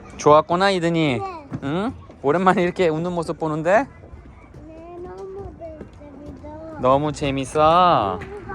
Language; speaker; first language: Korean; native; Korean